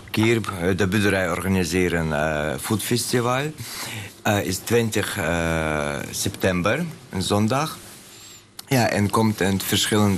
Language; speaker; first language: Dutch; non-native, learner; Russian